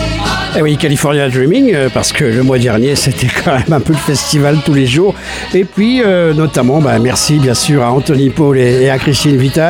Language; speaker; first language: French; native; French